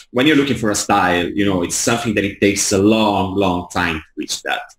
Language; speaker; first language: English; non-native, fluent; Italian